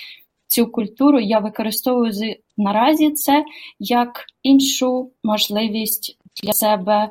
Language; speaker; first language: Ukrainian; native; Ukrainian